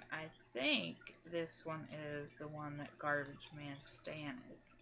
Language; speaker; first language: English; native; English